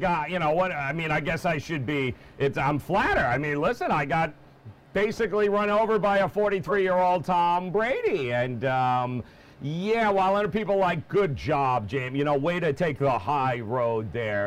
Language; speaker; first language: English; native; English